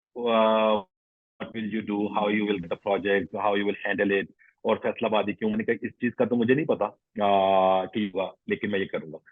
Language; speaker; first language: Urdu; non-native, local second language; Punjabi